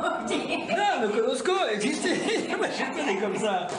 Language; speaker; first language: French; native; French